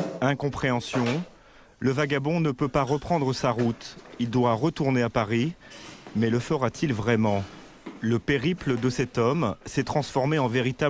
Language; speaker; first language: French; native; French